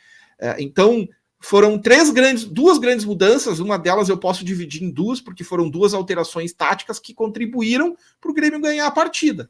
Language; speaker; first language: Portuguese; native; Portuguese